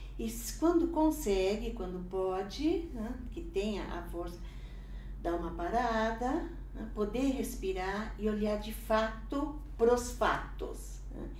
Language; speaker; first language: Portuguese; early bilingual, other home language; Italian